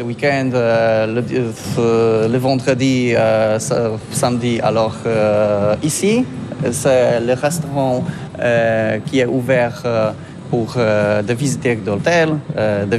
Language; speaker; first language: French; non-native, learner; Polish